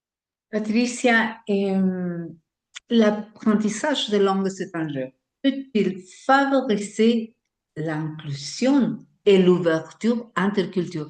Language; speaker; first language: French; non-native, fluent; Spanish